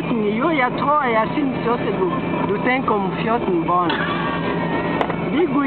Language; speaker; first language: Danish; non-native, learner; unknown